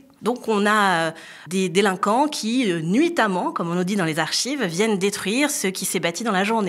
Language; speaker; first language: French; native; French